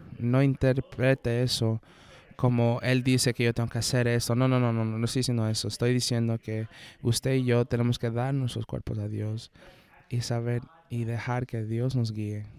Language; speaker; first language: Spanish; non-native, fluent; English